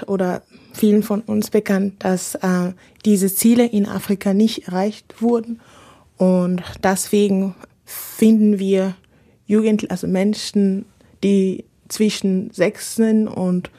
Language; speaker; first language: German; non-native, fluent; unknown